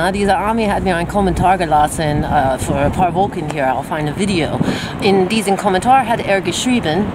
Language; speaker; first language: German; non-native, fluent; English